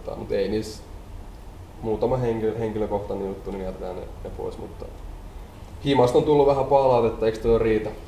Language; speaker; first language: Finnish; native; Finnish